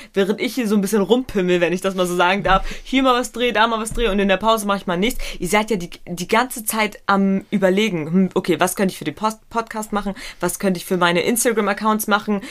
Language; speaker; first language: German; early bilingual, other home language; Pashto